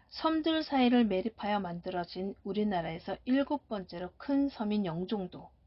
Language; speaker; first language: Korean; native; Korean